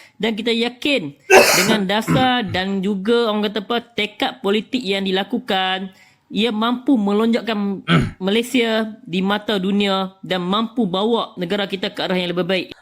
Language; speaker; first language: Malay; native; Malay